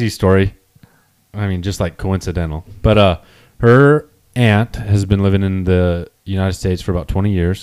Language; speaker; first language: English; native; English